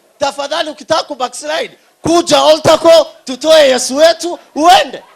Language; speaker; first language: Swahili; non-native, local second language; Somali